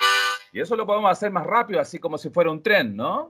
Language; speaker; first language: Spanish; native; Spanish